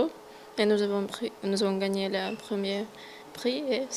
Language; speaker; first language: French; non-native, learner; Ukrainian